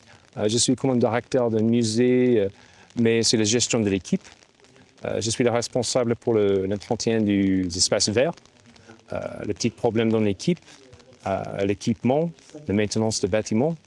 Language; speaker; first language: French; non-native, fluent; English